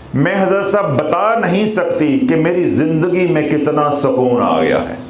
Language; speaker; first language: Urdu; non-native, local second language; Punjabi